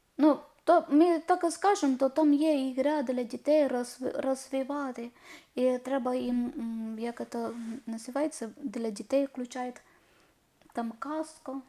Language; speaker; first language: Ukrainian; non-native, learner; Malayalam